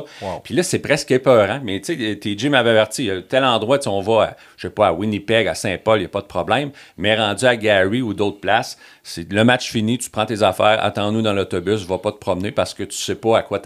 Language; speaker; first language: French; native; French